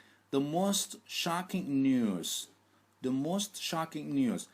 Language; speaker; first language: English; non-native, fluent; Turkish